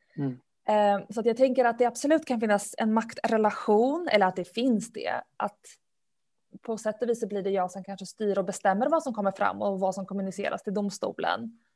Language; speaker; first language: Swedish; early bilingual, other home language; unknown